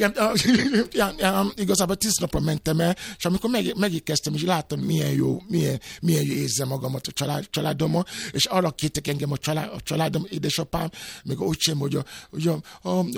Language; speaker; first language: Hungarian; non-native, learner; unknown